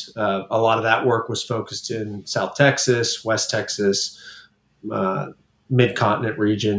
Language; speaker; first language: English; native; English